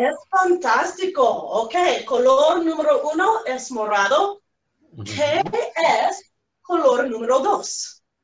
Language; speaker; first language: Spanish; non-native, fluent; English